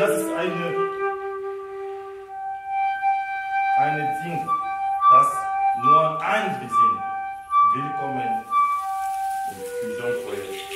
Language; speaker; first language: German; non-native, learner; French